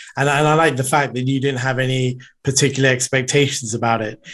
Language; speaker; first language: English; native; English